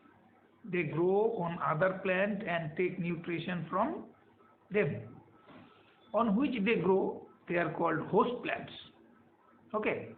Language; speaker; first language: English; non-native, local second language; Bangla